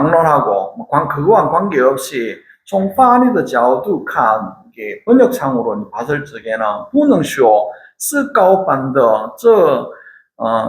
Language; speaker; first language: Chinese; non-native, fluent; Korean